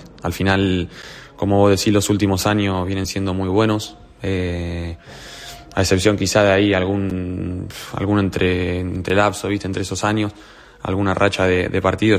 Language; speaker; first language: Spanish; native; Spanish